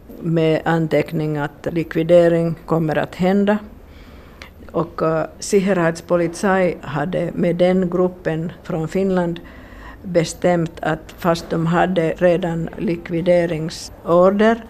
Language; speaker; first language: Swedish; non-native, local second language; Finnish